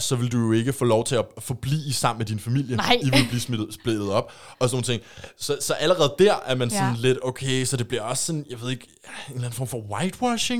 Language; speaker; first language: Danish; native; Danish